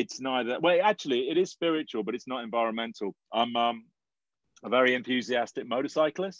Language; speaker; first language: English; native; English